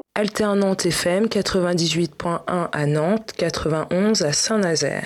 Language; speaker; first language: French; native; French